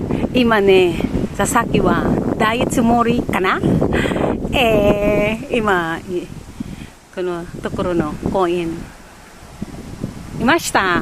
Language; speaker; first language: Japanese; non-native, fluent; Filipino